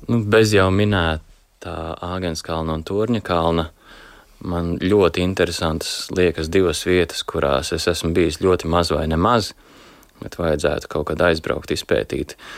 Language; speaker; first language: Latvian; native; Latvian